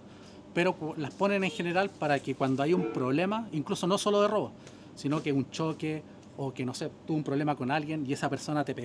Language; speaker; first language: Spanish; native; Spanish